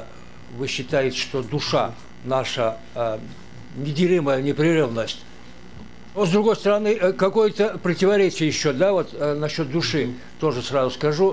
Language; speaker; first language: Russian; native; Russian